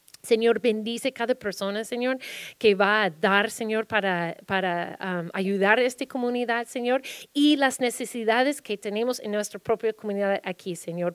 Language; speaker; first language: Spanish; early bilingual, heritage; Spanish